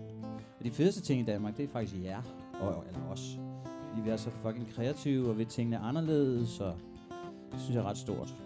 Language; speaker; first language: Danish; native; Danish